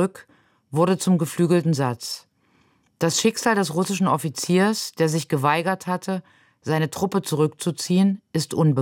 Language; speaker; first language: German; native; German